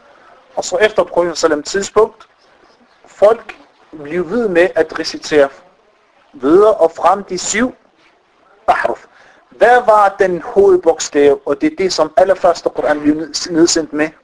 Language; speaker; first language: Danish; non-native, fluent; Arabic